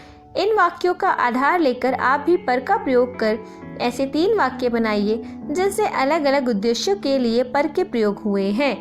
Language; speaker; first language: Hindi; native; Hindi